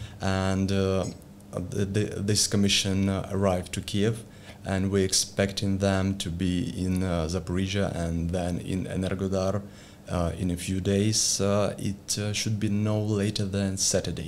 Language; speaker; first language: English; non-native, learner; Ukrainian